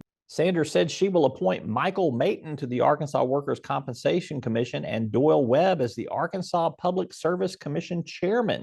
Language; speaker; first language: English; native; English